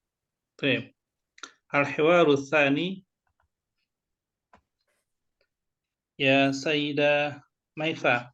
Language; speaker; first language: Arabic; non-native, fluent; Indonesian